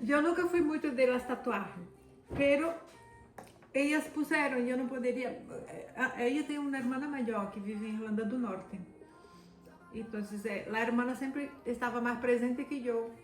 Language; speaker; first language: Spanish; non-native, fluent; Portuguese